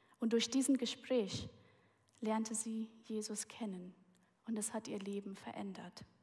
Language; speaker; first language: German; early bilingual, heritage; German